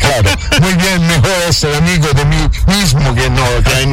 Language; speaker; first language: Spanish; non-native, learner; Italian